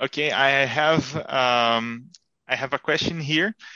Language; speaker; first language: English; non-native, fluent; Portuguese